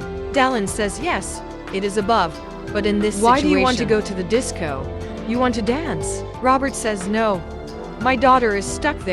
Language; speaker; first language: English; non-native, local second language; Hindi